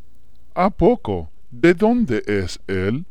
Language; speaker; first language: Spanish; non-native, learner; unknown